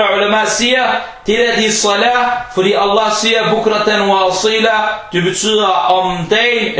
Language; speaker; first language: Danish; early bilingual, other home language; Arabic